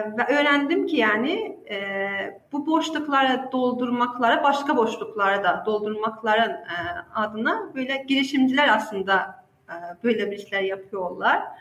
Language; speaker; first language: Turkish; non-native, fluent; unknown